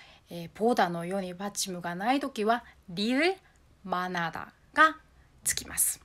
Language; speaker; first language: Japanese; non-native, fluent; Korean